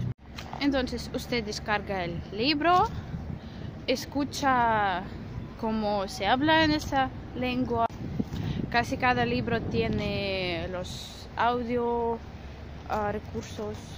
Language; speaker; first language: Spanish; non-native, fluent; Russian